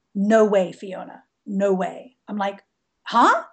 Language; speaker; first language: English; native; English